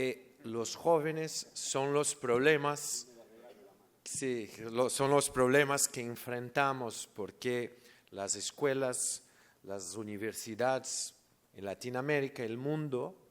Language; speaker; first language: Spanish; non-native, learner; Portuguese